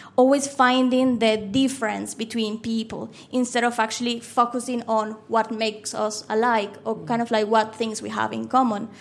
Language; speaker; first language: English; non-native, fluent; Spanish